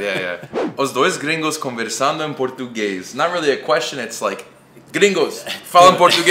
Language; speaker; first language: Portuguese; non-native, fluent; English